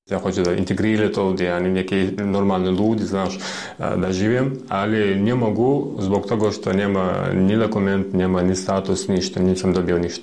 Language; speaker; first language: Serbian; non-native, learner; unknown